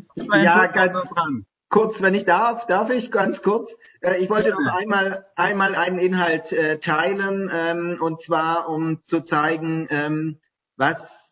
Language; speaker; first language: German; native; German